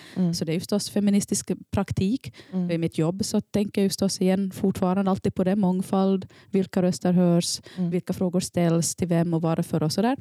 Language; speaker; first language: Swedish; native; Swedish